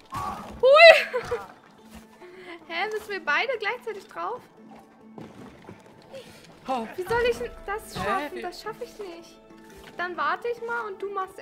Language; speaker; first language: German; native; German